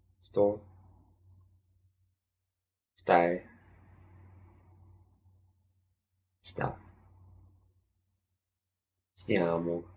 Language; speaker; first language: Italian; non-native, learner; English